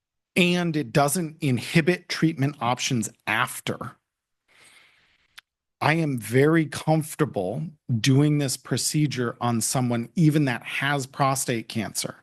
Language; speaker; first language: English; native; English